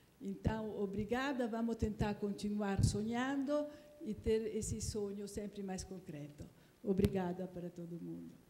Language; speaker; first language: Portuguese; non-native, fluent; Italian